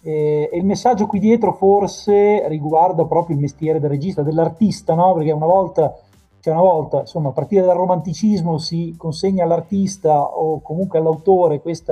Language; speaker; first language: Italian; native; Italian